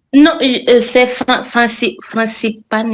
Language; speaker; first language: French; non-native, learner; Portuguese